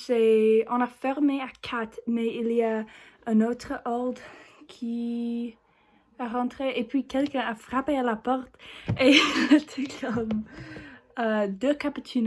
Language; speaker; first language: French; non-native, learner; English